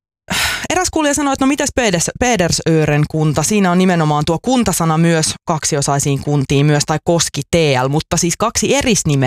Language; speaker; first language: Finnish; native; Finnish